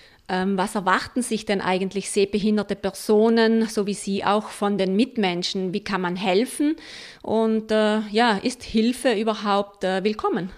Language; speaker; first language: German; native; German